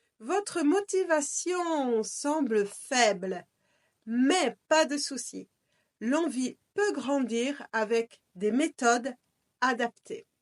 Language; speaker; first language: French; native; French